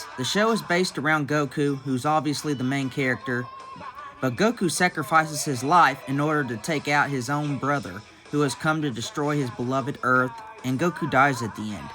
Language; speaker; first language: English; native; English